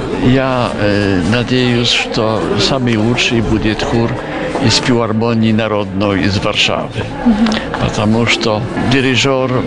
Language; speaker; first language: Russian; non-native, fluent; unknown